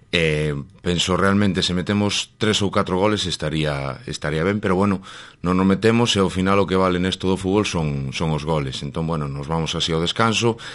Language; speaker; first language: Galician; native; Galician